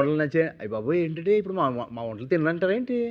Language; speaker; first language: Telugu; native; Telugu